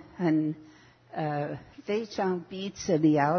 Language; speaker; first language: Chinese; non-native, fluent; English